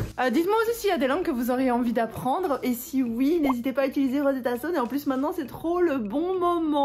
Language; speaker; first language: French; native; French